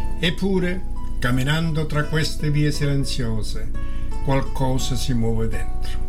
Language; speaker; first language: Italian; native; Italian